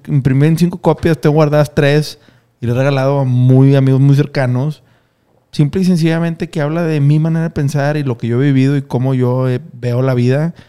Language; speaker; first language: Spanish; native; Spanish